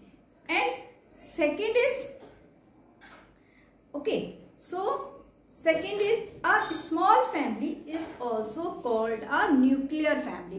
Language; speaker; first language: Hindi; native; Hindi